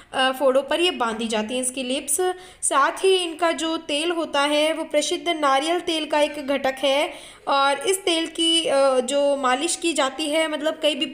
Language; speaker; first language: Hindi; native; Hindi